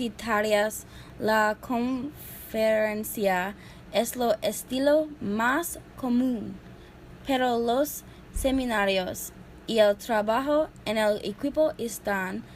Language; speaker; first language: Spanish; non-native, learner; English